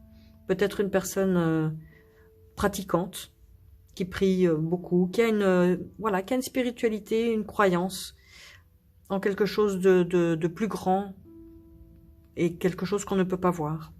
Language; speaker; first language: French; native; French